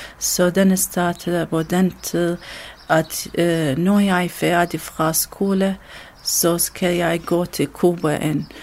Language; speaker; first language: Danish; non-native, learner; Arabic